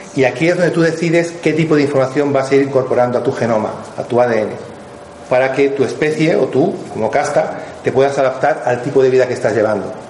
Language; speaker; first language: Spanish; native; Spanish